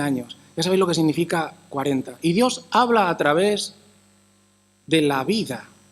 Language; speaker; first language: Spanish; native; Spanish